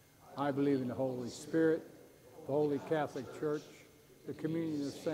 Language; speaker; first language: English; native; English